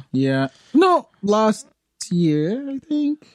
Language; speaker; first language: English; non-native, local second language; Yoruba